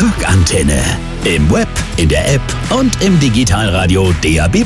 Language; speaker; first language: German; native; German